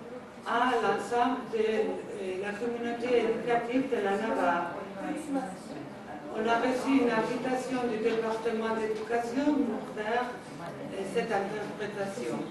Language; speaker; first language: French; non-native, fluent; Spanish